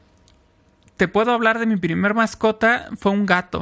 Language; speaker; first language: Spanish; native; Spanish